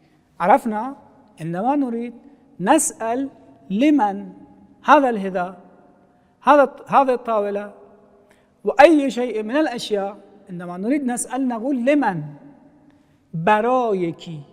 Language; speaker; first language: Arabic; non-native, fluent; Persian